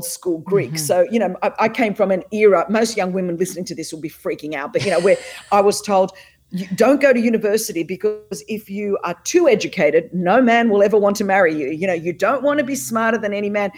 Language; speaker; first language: English; non-native, local second language; Greek